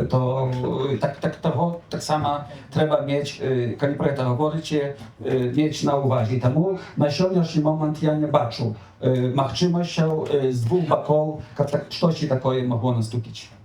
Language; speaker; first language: Polish; non-native, local second language; Belarusian